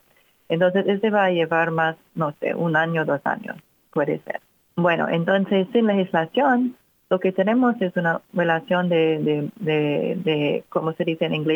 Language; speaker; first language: Spanish; non-native, fluent; English